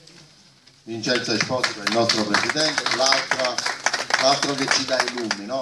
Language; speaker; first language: Italian; native; Italian